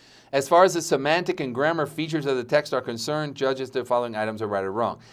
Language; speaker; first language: English; native; English